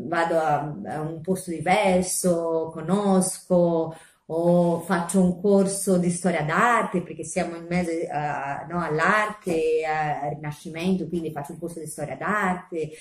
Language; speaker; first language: Italian; non-native, fluent; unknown